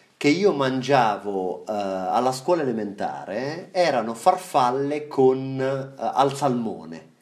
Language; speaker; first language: Italian; native; Italian